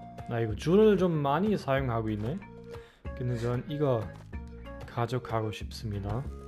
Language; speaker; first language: Korean; non-native, fluent; German